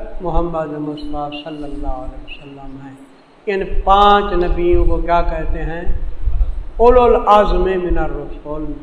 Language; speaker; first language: Urdu; non-native, local second language; Saraiki